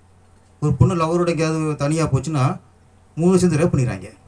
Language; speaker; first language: Tamil; native; Tamil